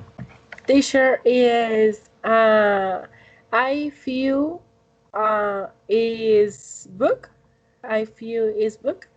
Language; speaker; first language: English; non-native, learner; Spanish